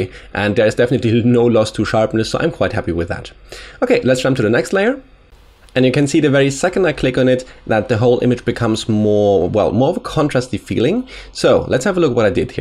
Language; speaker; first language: English; non-native, fluent; German